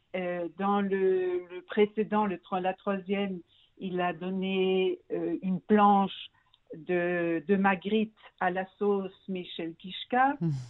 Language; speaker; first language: French; native; French